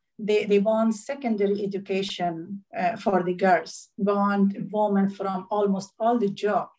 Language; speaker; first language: English; non-native, learner; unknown